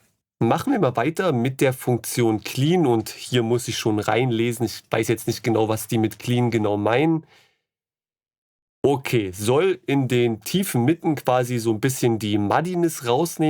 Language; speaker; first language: German; native; German